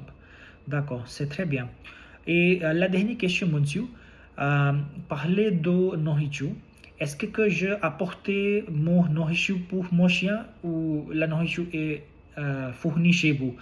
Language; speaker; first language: French; non-native, learner; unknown